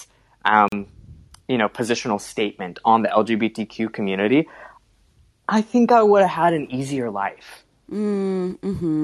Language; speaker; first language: English; native; English